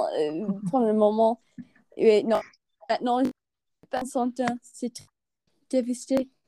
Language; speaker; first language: French; non-native, learner; English